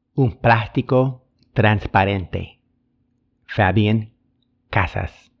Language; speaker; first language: Spanish; non-native, fluent; English